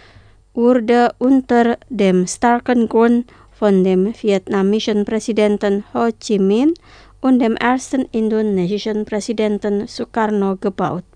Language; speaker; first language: German; non-native, fluent; Indonesian